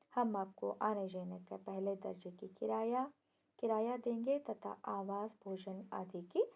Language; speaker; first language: Hindi; non-native, local second language; Kannada